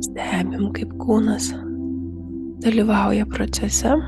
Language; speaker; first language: Lithuanian; native; Lithuanian